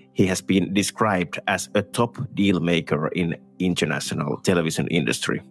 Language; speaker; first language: English; non-native, fluent; Finnish